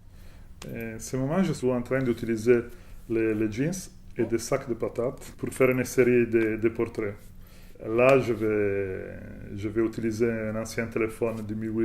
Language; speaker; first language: French; non-native, fluent; Italian